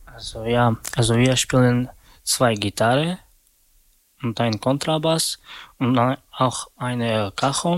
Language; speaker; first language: German; non-native, learner; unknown